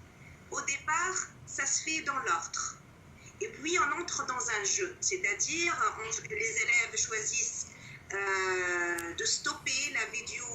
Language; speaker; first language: French; non-native, local second language; Arabic